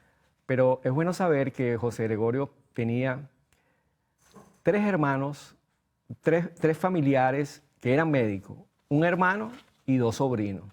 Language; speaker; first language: Spanish; native; Spanish